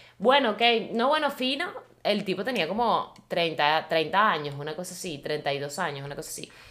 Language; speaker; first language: Spanish; native; Spanish